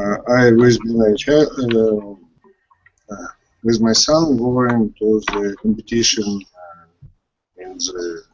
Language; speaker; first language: English; non-native, learner; Russian